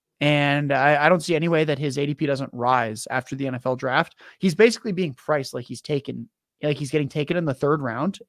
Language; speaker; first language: English; native; English